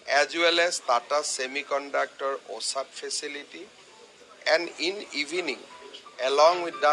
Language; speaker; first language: English; non-native, local second language; Assamese